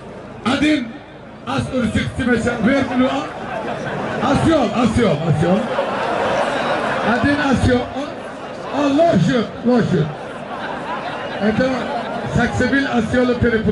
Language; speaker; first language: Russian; non-native, learner; Tajik